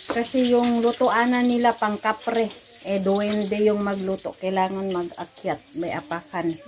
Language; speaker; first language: Filipino; non-native, local second language; Cebuano